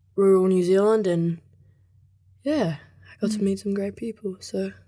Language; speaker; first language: English; early bilingual, other home language; Spanish